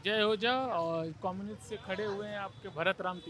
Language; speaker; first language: Hindi; native; Hindi